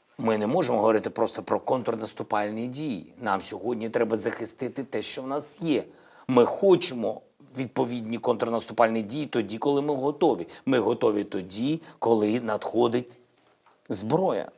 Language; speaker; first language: Ukrainian; non-native, local second language; Russian